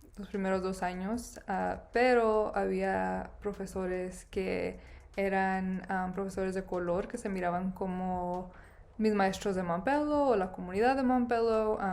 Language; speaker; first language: Spanish; early bilingual, other home language; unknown